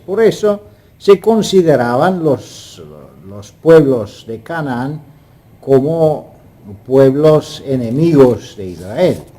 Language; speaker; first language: Spanish; non-native, fluent; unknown